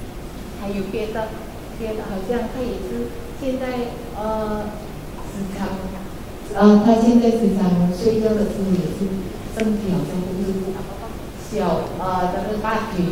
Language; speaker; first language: Chinese; early bilingual, heritage; Indonesian